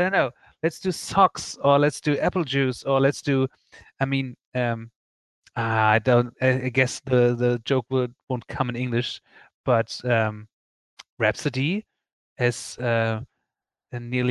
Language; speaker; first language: English; non-native, fluent; German